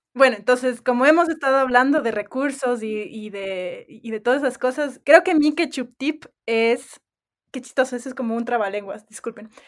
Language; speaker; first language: Spanish; native; Spanish